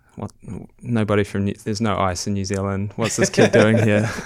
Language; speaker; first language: English; native; English